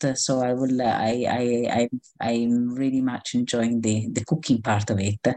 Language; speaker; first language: English; non-native, fluent; Italian